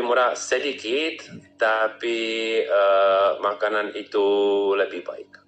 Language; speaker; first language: Indonesian; non-native, learner; Czech